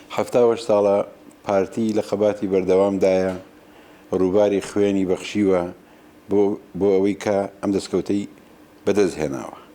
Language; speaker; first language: Central Kurdish; non-native, local second language; Gurani